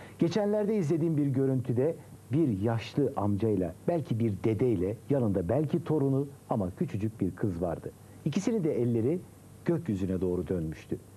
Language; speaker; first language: Turkish; native; Turkish